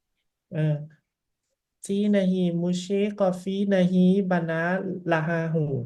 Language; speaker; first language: Hindi; non-native, learner; Thai